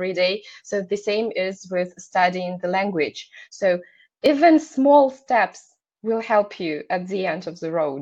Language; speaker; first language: English; non-native, fluent; Russian